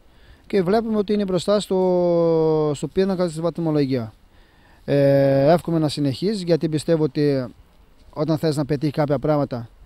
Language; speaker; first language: Greek; non-native, fluent; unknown